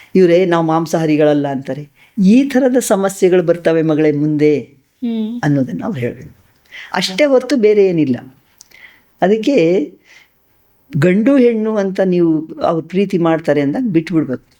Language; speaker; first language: Kannada; non-native, local second language; Lambadi